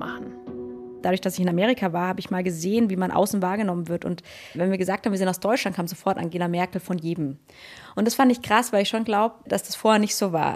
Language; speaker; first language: German; native; German